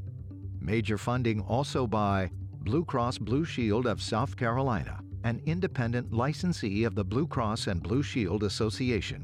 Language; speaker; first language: English; native; English